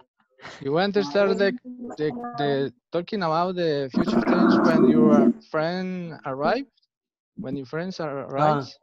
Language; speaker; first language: English; non-native, fluent; Spanish